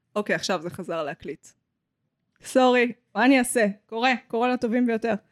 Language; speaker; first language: Hebrew; native; Hebrew